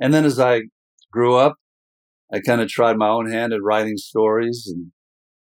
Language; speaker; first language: English; native; English